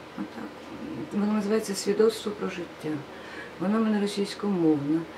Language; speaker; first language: Ukrainian; non-native, local second language; Russian